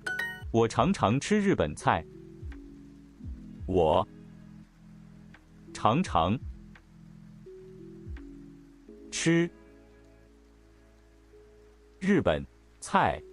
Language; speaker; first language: Chinese; non-native, learner; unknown